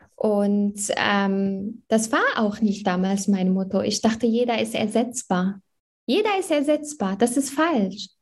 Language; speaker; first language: German; early bilingual, other home language; Arabic